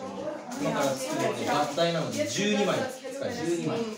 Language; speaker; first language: Japanese; native; Japanese